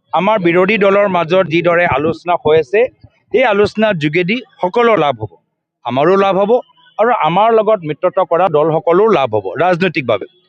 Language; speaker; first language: Assamese; native; Assamese